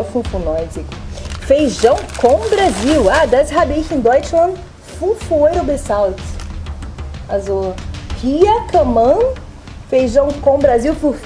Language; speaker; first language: German; non-native, learner; Portuguese